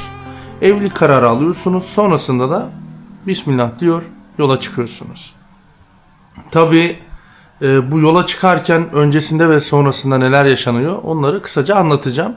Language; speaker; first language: Turkish; native; Turkish